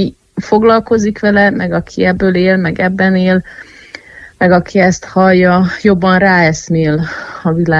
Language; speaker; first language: Hungarian; native; Hungarian